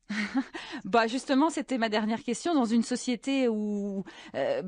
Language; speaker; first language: French; native; French